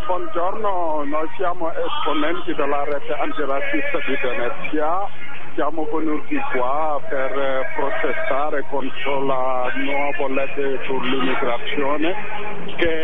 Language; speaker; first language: Italian; non-native, fluent; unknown